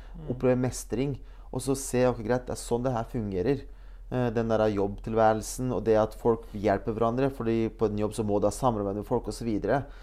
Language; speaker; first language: Norwegian; early bilingual, other home language; Bosnian